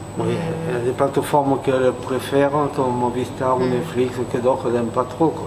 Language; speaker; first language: French; native; French